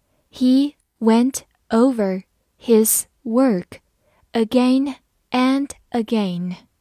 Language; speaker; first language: English; non-native, fluent; Chinese